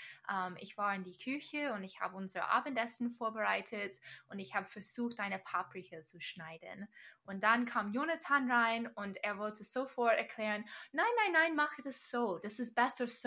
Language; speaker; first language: German; non-native, fluent; English